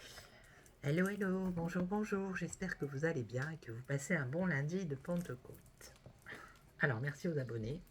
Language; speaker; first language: French; native; French